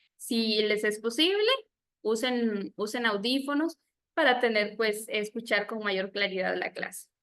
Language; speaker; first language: Spanish; native; Spanish